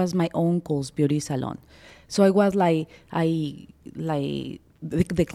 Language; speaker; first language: English; non-native, fluent; Spanish